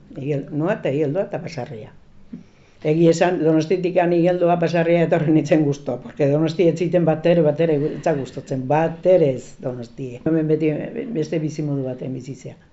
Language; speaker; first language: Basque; native; Basque